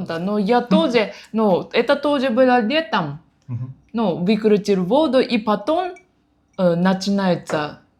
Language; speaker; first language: Russian; non-native, learner; Japanese